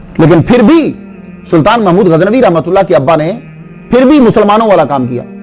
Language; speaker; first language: Urdu; native; Urdu